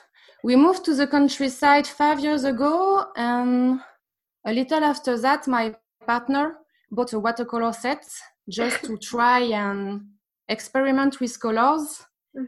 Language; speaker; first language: English; non-native, fluent; French